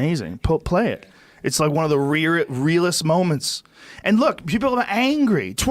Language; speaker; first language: English; native; English